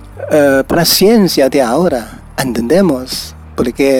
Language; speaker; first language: Spanish; non-native, learner; Chinese